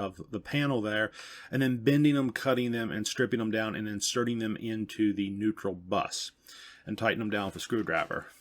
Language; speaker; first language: English; native; English